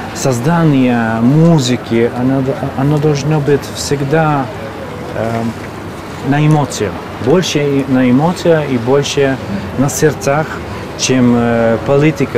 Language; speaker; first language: Russian; non-native, fluent; Hungarian